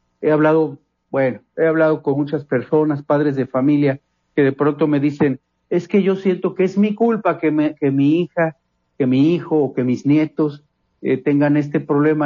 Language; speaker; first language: Spanish; native; Spanish